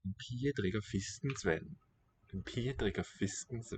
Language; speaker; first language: Danish; non-native, learner; English